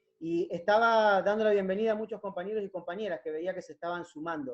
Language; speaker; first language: Spanish; native; Spanish